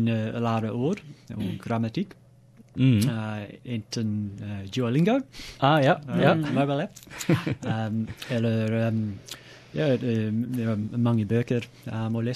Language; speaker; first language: Norwegian; non-native, learner; English